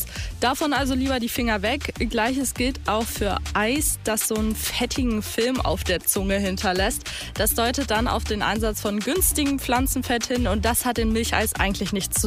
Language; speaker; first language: German; native; German